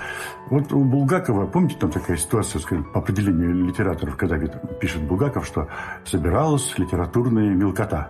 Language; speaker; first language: Russian; native; Russian